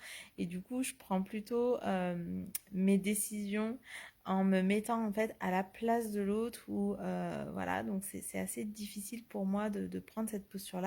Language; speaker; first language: French; native; French